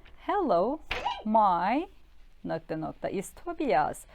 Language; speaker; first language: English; non-native, learner; Turkish